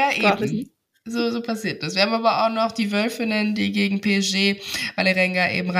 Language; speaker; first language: German; native; German